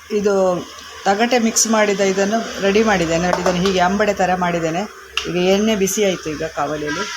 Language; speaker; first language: Kannada; non-native, local second language; Konkani